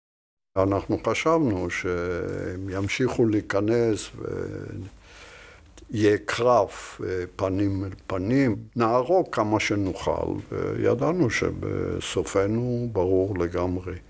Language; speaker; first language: Hebrew; non-native, fluent; Polish